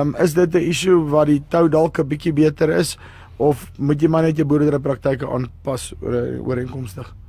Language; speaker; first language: Afrikaans; native; Afrikaans